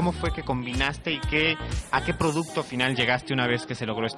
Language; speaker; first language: Spanish; native; Spanish